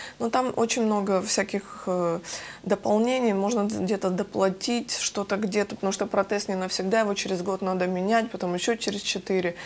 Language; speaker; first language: Russian; native; Russian